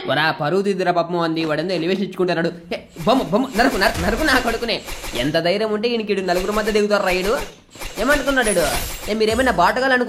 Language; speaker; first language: Telugu; native; Telugu